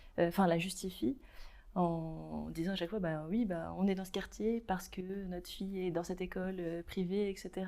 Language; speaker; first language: French; early bilingual, other home language; Arabic